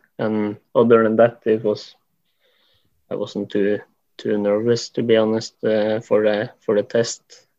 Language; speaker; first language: English; non-native, fluent; Norwegian